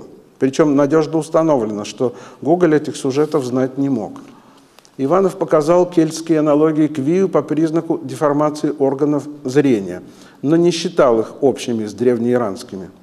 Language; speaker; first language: Russian; native; Russian